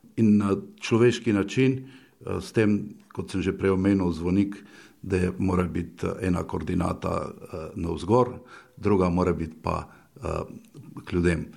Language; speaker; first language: Slovenian; native; Slovenian